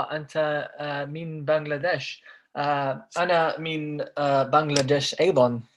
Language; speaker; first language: Arabic; non-native, learner; Bangla